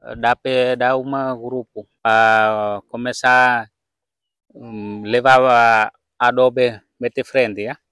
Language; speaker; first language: Portuguese; non-native, learner; Vietnamese